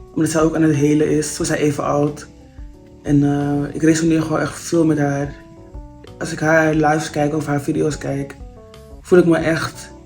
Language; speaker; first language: Dutch; native; Dutch